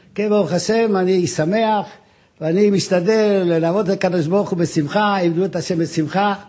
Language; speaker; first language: Hebrew; non-native, fluent; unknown